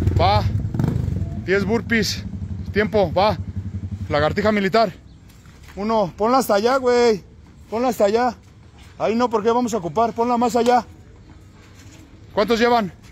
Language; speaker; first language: Spanish; native; Spanish